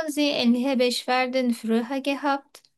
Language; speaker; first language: German; non-native, learner; Turkish